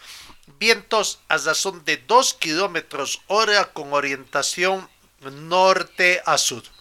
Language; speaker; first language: Spanish; native; Spanish